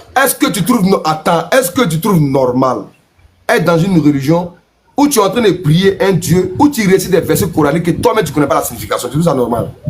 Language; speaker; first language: French; non-native, local second language; Mossi